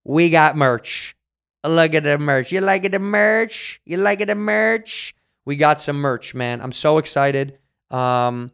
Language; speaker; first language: English; native; English